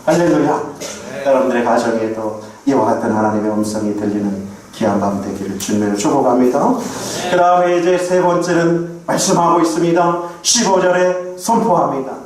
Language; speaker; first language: Korean; native; Korean